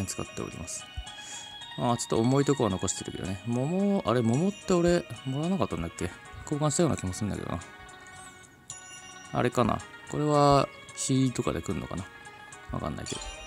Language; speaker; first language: Japanese; native; Japanese